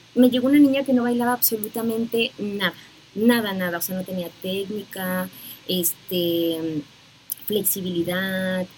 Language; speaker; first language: Spanish; native; Spanish